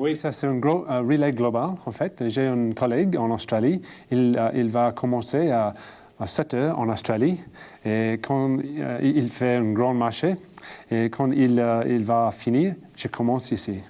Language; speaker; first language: French; non-native, learner; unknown